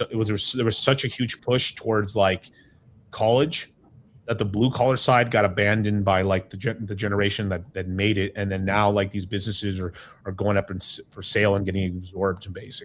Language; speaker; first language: English; native; English